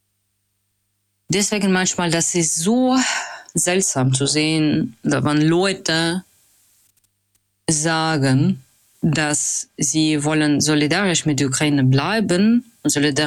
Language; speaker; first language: German; non-native, fluent; Russian